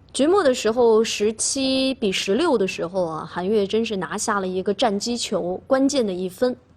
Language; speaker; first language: Chinese; native; Chinese